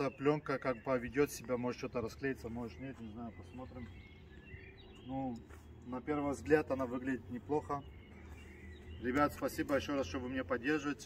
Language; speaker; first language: Russian; early bilingual, heritage; Russian